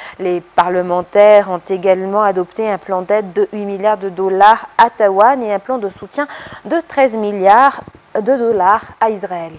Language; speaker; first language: French; non-native, local second language; Malagasy